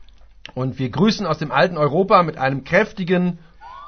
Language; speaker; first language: German; native; German